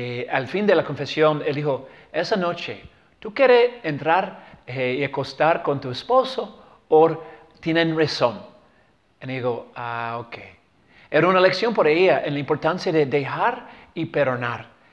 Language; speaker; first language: Spanish; non-native, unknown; English